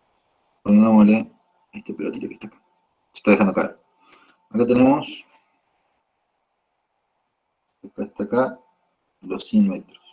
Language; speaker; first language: Spanish; native; Spanish